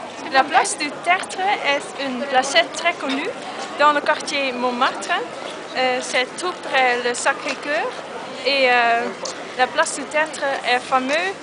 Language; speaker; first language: French; non-native, learner; Dutch